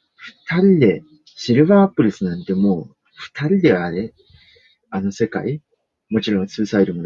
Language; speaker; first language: Japanese; native; Japanese